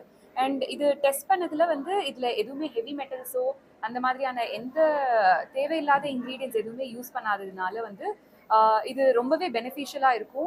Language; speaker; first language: Tamil; native; Tamil